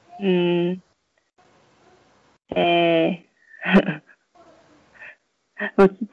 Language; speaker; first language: Japanese; non-native, learner; Chinese